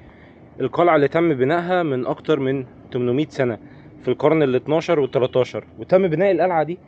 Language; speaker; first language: Arabic; native; Arabic